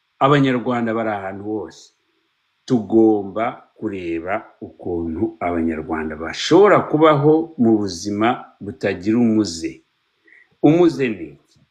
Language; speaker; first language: Kinyarwanda; early bilingual, heritage; Kinyarwanda